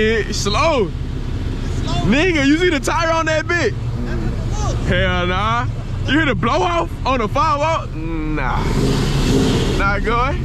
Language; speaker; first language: English; native; English